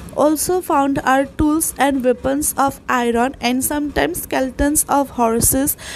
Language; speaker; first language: English; non-native, local second language; Assamese